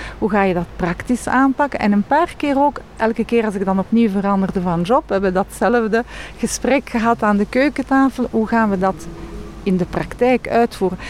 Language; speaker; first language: Dutch; non-native, local second language; French